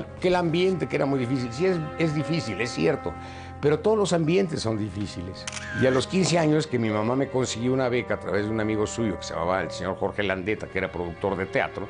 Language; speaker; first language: Spanish; native; Spanish